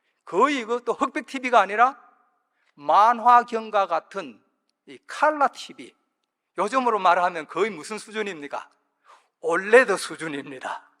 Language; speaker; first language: Korean; native; Korean